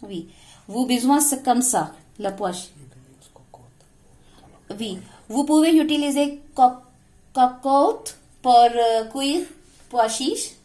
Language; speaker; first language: French; non-native, learner; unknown